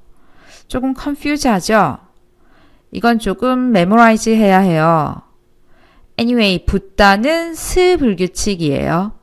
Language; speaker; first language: Korean; native; Korean